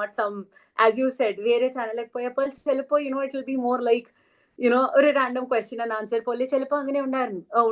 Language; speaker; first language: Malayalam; non-native, learner; Telugu